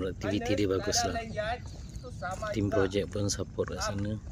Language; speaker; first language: Malay; native; Malay